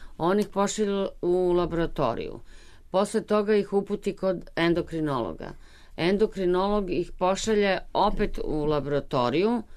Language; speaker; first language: Serbian; native; Serbian